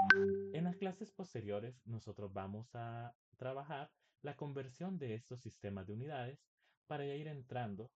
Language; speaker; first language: Spanish; native; Spanish